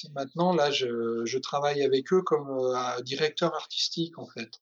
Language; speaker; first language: French; native; French